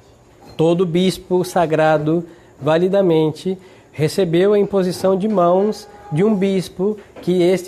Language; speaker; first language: Portuguese; native; Portuguese